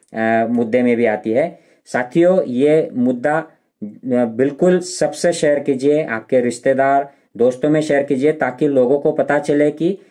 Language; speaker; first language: Hindi; non-native, local second language; Marathi